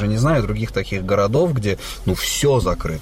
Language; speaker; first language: Russian; native; Russian